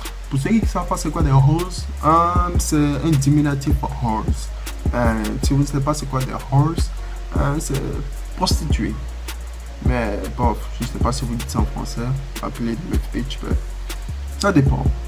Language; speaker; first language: French; native; French